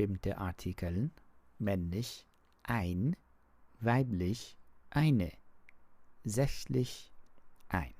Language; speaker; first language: German; non-native, learner; English